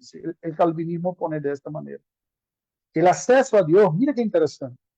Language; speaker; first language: Spanish; non-native, fluent; Portuguese